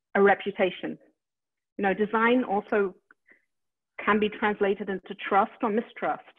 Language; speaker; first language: English; native; English